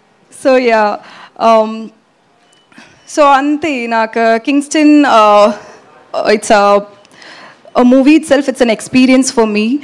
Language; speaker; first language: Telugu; non-native, learner; Tamil